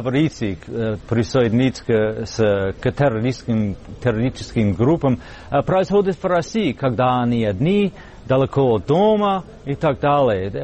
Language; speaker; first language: Russian; non-native, fluent; English